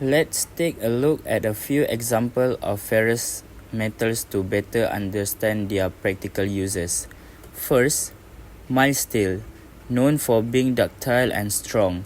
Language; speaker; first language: English; non-native, local second language; Malay